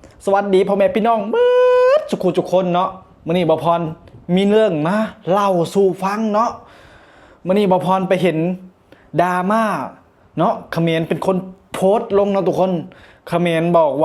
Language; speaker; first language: Thai; non-native, local second language; Northeastern Thai